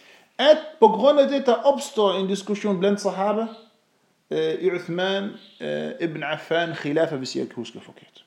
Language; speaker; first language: Danish; non-native, fluent; Arabic